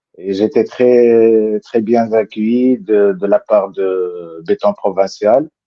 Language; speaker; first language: French; non-native, local second language; Arabic